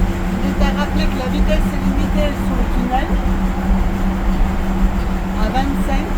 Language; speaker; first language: French; native; French